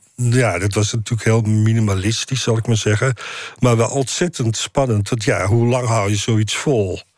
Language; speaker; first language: Dutch; native; Dutch